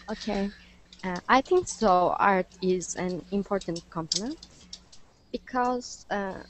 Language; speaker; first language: English; non-native, fluent; Vietnamese